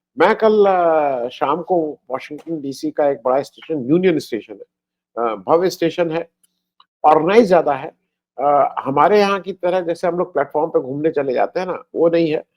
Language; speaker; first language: Hindi; native; Hindi